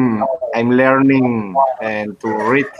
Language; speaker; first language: English; non-native, learner; Spanish